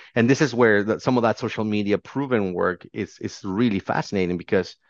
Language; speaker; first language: English; non-native, fluent; Spanish